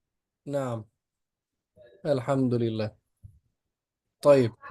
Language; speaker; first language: Arabic; non-native, fluent; Indonesian